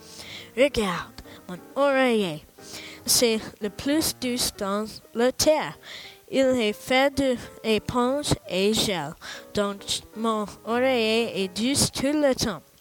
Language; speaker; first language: French; non-native, learner; English